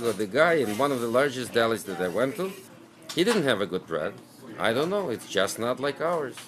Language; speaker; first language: English; non-native, fluent; Ukrainian